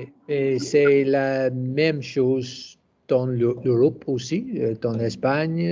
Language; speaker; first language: French; non-native, learner; English